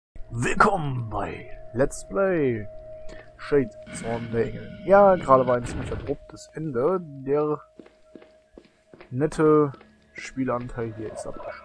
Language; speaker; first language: German; native; German